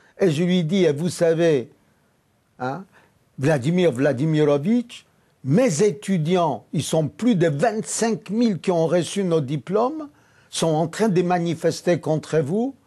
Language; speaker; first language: French; non-native, fluent; Polish